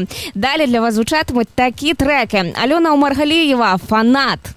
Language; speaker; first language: Ukrainian; native; Ukrainian